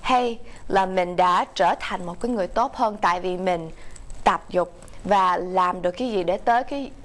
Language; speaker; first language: Vietnamese; early bilingual, heritage; Vietnamese